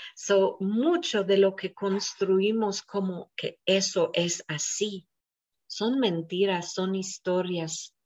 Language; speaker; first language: Spanish; non-native, fluent; Hebrew